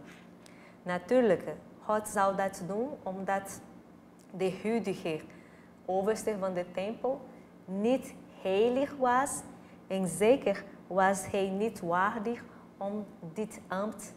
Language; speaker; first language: Dutch; non-native, fluent; Portuguese